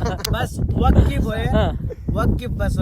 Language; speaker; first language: Arabic; non-native, learner; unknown